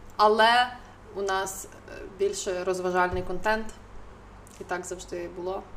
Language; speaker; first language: Ukrainian; non-native, local second language; Russian